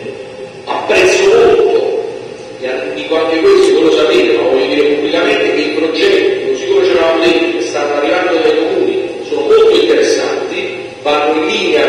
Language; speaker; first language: Italian; native; Italian